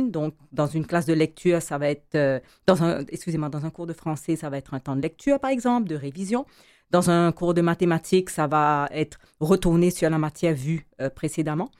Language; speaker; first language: French; native; French